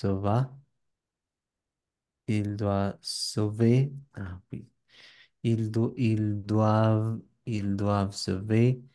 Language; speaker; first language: French; non-native, learner; English